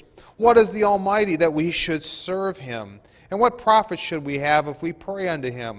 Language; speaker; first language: English; native; English